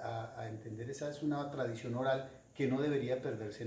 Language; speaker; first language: Spanish; native; Spanish